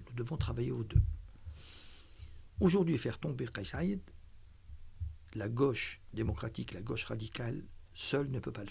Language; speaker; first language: French; non-native, local second language; Arabic